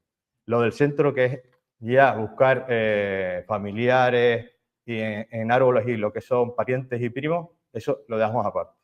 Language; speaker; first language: Spanish; native; Spanish